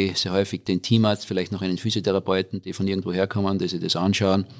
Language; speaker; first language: German; native; German